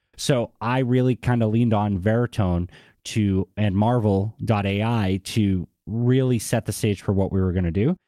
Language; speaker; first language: English; native; English